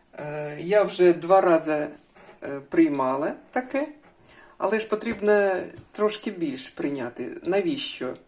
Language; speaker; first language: Ukrainian; native; Ukrainian